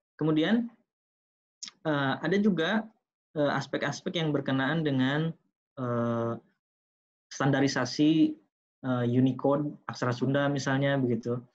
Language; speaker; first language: Indonesian; non-native, local second language; Sundanese